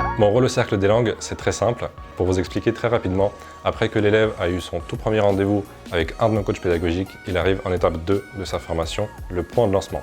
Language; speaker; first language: French; non-native, fluent; Ukrainian